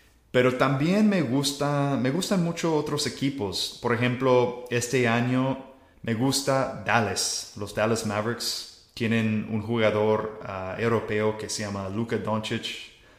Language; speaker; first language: Spanish; non-native, fluent; English